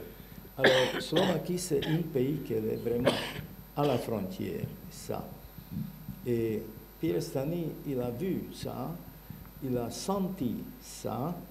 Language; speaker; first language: French; non-native, learner; Bulgarian